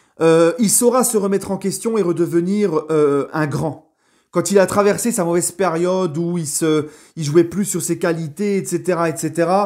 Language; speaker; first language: French; native; French